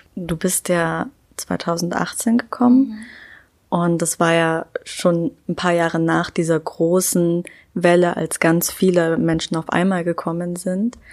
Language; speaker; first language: German; native; German